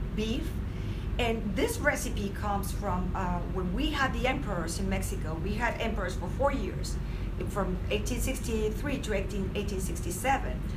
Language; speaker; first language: English; non-native, fluent; Spanish